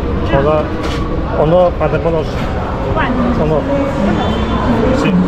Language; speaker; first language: Spanish; non-native, learner; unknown